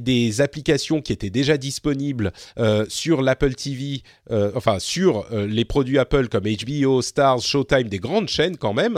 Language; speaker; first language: French; native; French